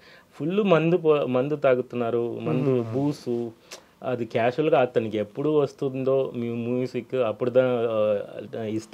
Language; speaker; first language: Telugu; non-native, local second language; Tamil